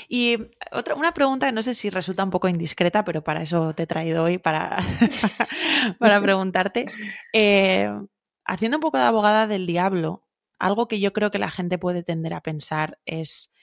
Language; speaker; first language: Spanish; native; Spanish